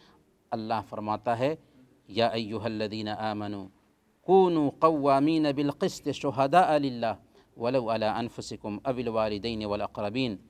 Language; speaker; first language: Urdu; native; Urdu